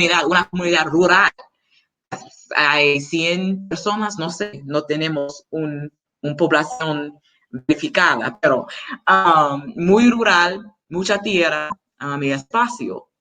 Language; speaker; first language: Spanish; non-native, learner; English